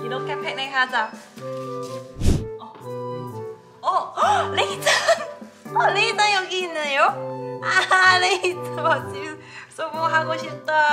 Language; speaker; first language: Korean; non-native, learner; Cantonese